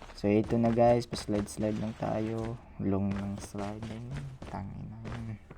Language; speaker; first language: Filipino; non-native, local second language; Cebuano